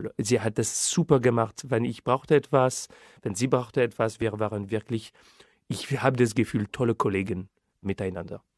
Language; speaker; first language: German; non-native, fluent; French